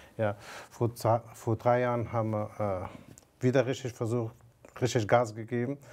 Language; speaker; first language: German; non-native, fluent; Persian